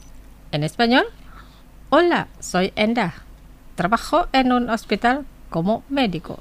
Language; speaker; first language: Spanish; non-native, fluent; Indonesian